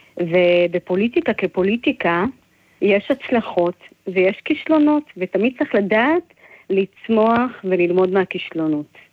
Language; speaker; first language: Hebrew; early bilingual, other home language; Amharic